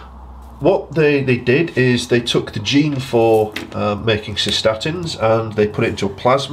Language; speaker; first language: English; native; English